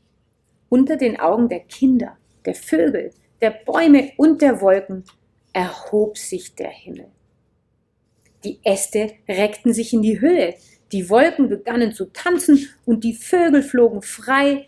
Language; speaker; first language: German; native; German